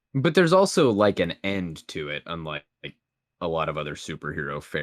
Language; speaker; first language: English; native; English